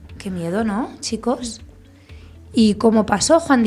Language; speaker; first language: Spanish; native; Spanish